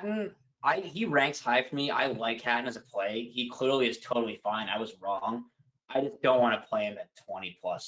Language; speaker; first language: English; native; English